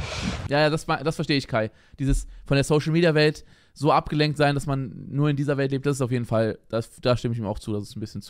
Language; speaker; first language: German; native; German